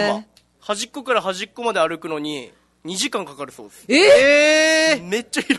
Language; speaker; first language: Japanese; native; Japanese